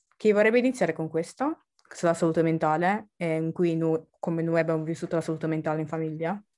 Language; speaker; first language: Italian; early bilingual, other home language; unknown